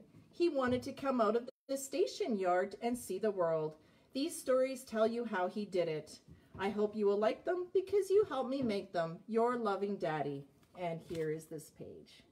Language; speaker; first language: English; native; English